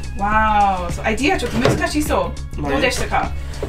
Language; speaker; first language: Japanese; non-native, learner; English